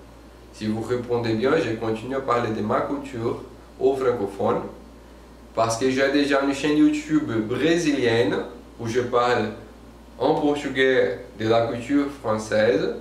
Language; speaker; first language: French; non-native, fluent; Portuguese